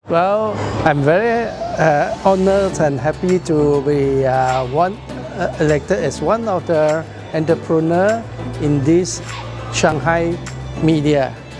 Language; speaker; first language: English; non-native, local second language; Chinese